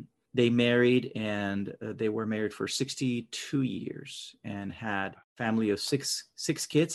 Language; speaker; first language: English; non-native, fluent; Spanish